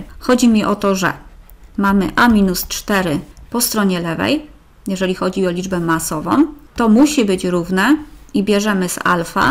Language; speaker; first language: Polish; native; Polish